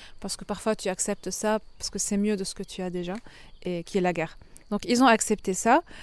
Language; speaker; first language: French; non-native, fluent; Arabic